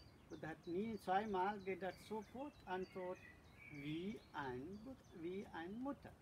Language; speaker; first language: German; non-native, learner; Sinhala